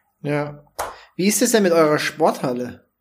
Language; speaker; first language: German; native; German